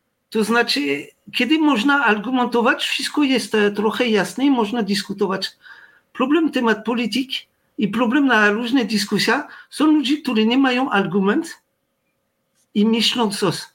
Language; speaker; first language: Polish; non-native, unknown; French